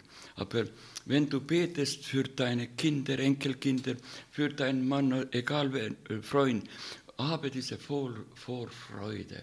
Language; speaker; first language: German; non-native, fluent; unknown